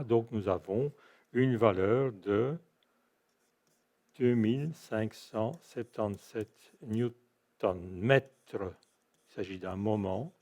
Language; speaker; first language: French; native; French